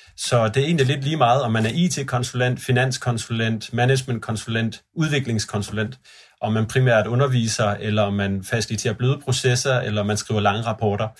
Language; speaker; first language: Danish; native; Danish